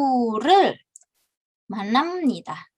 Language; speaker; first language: Korean; non-native, fluent; Indonesian